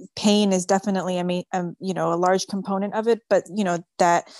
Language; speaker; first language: English; early bilingual, other home language; French